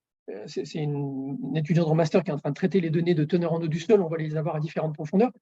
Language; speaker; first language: French; native; French